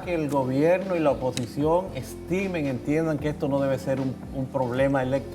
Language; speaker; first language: Spanish; native; Spanish